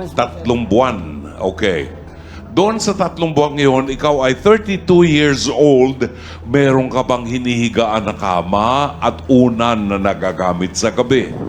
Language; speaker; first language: Filipino; native; Filipino